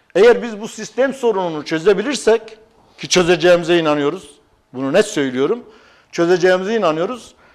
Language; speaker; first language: Turkish; native; Turkish